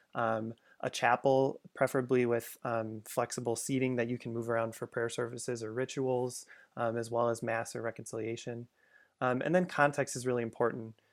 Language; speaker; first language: English; native; English